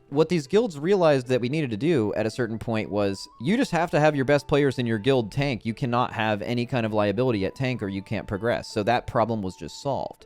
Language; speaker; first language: English; native; English